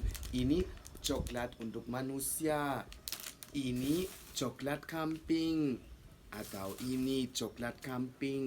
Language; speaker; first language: Indonesian; non-native, fluent; German